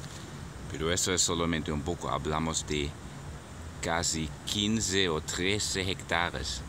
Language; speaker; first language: Spanish; non-native, learner; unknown